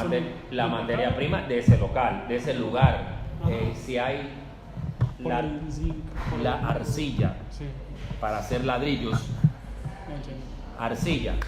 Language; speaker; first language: Spanish; native; Spanish